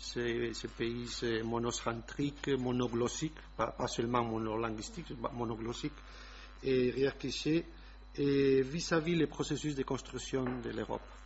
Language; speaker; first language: French; non-native, learner; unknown